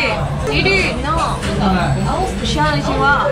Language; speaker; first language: Japanese; non-native, learner; French